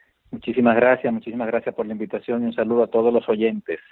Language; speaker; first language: Spanish; native; Spanish